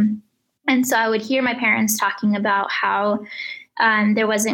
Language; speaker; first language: English; early bilingual, other home language; Spanish